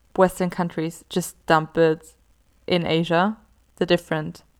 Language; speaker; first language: English; non-native, fluent; German